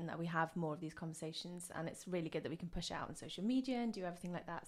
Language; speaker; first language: English; non-native, local second language; Welsh